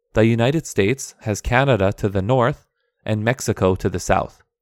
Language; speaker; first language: English; early bilingual, other home language; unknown